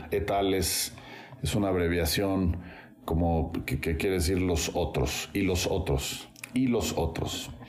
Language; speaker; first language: Spanish; native; Spanish